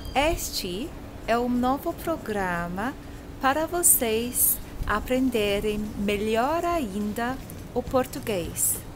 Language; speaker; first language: Portuguese; non-native, fluent; German